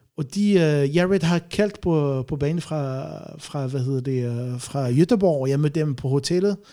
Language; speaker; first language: Danish; non-native, fluent; Arabic